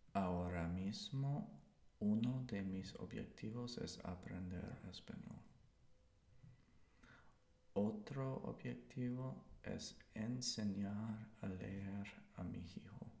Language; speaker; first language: Spanish; non-native, learner; English